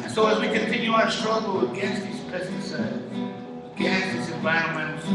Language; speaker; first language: English; native; English